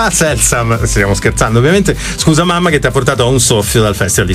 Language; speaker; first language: Italian; native; Italian